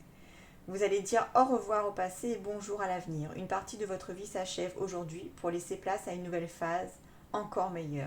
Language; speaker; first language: French; native; French